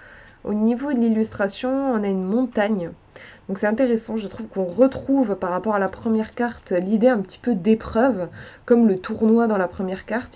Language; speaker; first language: French; native; French